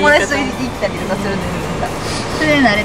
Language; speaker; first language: Japanese; native; Japanese